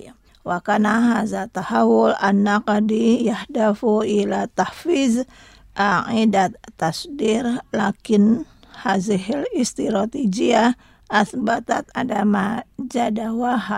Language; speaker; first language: Arabic; non-native, fluent; Indonesian